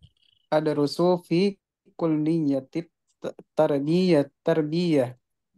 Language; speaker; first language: Arabic; non-native, learner; Indonesian